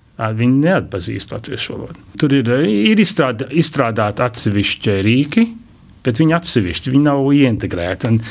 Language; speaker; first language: Latvian; early bilingual, heritage; Latvian